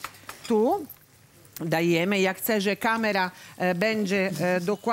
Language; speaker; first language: Polish; non-native, learner; Italian